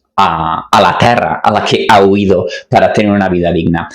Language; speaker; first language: Spanish; non-native, local second language; Catalan